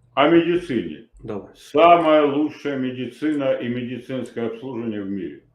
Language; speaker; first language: Russian; native; Russian